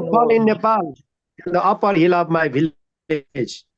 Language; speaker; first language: English; non-native, learner; Nepali